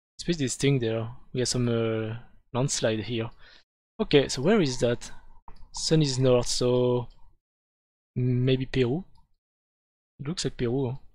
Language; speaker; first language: English; non-native, fluent; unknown